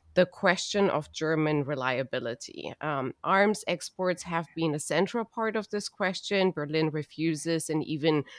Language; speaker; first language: English; non-native, fluent; German